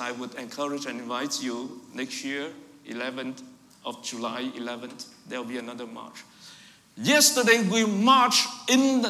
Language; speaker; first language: English; non-native, fluent; Vietnamese